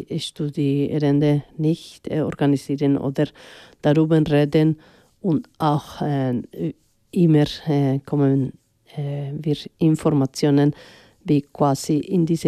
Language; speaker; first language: German; non-native, fluent; Spanish